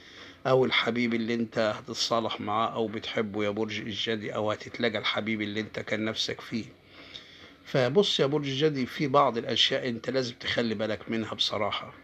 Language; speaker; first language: Arabic; native; Arabic